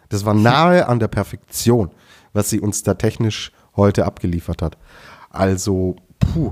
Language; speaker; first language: German; native; German